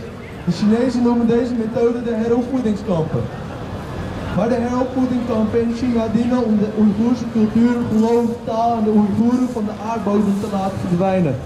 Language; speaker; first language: Dutch; early bilingual, other home language; Uyghur